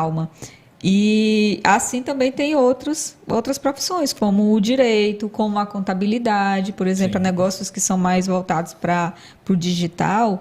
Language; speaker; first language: Portuguese; native; Portuguese